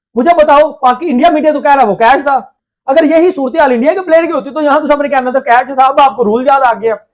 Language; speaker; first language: Urdu; non-native, local second language; Punjabi